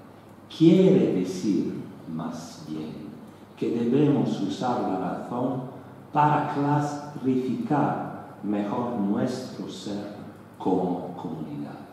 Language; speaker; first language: Spanish; non-native, learner; Italian